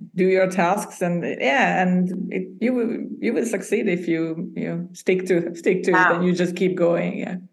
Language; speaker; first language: English; non-native, fluent; Hungarian